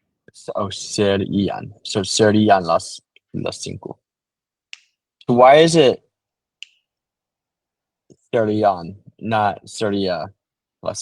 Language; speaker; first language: Spanish; non-native, learner; English